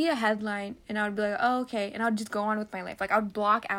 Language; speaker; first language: English; native; English